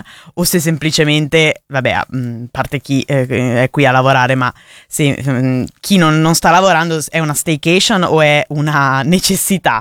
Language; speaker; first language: Italian; native; Italian